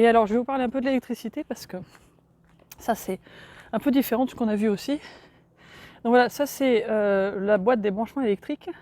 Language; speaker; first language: French; native; French